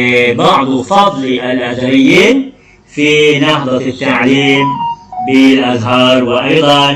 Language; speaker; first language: Arabic; non-native, fluent; Malay